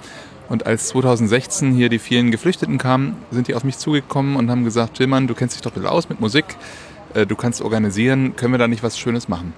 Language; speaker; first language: German; native; German